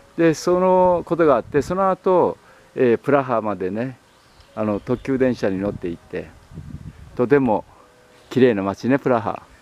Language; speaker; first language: Japanese; native; Japanese